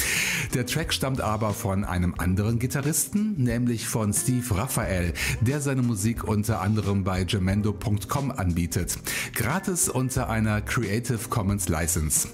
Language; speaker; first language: German; native; German